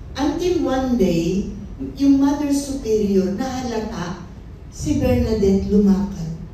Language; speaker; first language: Filipino; native; Filipino